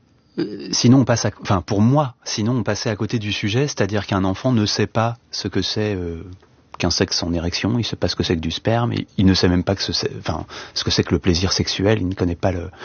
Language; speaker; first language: French; native; French